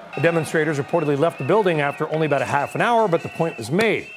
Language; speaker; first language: English; native; English